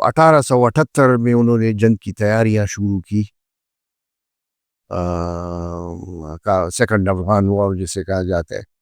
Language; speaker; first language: Urdu; native; Urdu